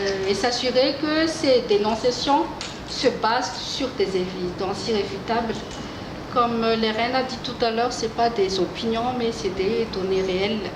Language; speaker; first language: French; non-native, local second language; Malagasy